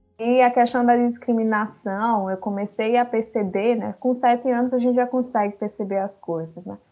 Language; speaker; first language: Portuguese; early bilingual, other home language; Upper Guinea Crioulo